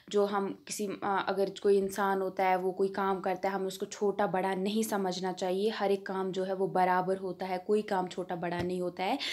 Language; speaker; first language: Hindi; non-native, local second language; Kashmiri